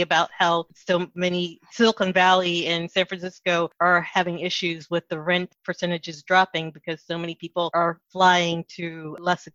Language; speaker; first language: English; native; English